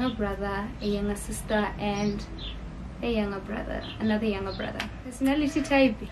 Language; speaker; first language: English; non-native, local second language; Northern Sotho